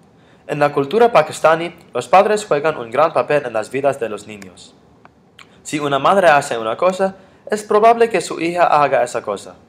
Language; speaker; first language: Spanish; non-native, fluent; English